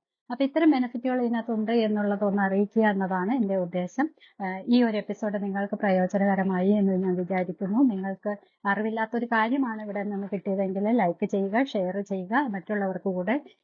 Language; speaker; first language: Malayalam; native; Malayalam